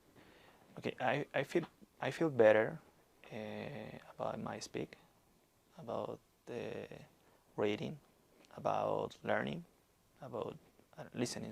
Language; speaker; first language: English; non-native, learner; Spanish